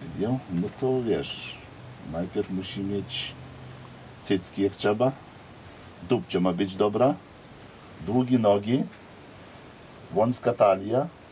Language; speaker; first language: Polish; non-native, fluent; Lithuanian